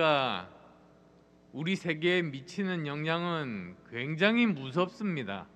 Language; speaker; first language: Korean; native; Korean